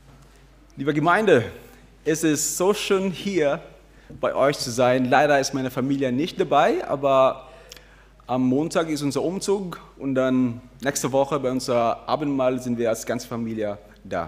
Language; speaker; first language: German; non-native, fluent; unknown